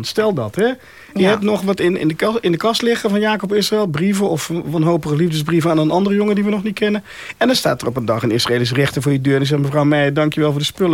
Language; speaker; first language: Dutch; native; Dutch